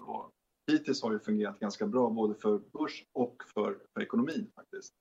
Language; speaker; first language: Swedish; native; Swedish